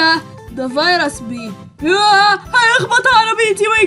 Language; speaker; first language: Arabic; native; Arabic